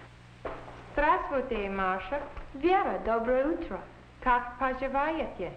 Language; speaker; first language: Russian; non-native, learner; English